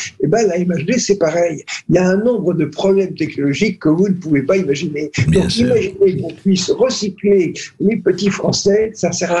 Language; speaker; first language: French; native; French